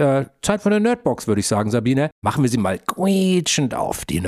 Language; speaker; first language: German; native; German